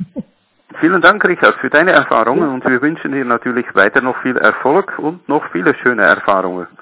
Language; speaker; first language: German; native; German